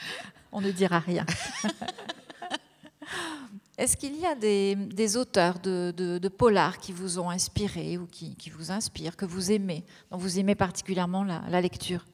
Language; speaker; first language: French; native; French